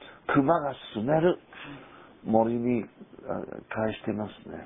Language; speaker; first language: Japanese; non-native, fluent; English